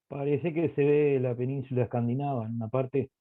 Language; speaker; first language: Spanish; native; Spanish